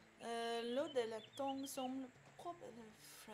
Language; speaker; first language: French; non-native, learner; English